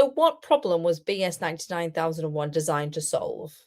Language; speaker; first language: English; native; English